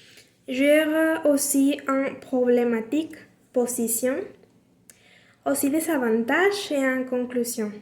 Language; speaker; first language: French; non-native, learner; Spanish